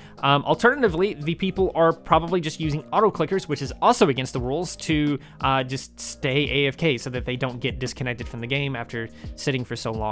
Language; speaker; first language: English; native; English